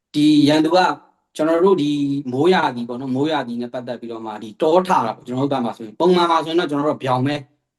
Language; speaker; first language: Burmese; native; Burmese